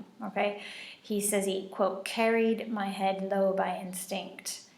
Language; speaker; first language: English; native; English